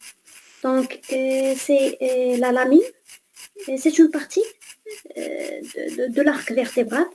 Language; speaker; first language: French; non-native, fluent; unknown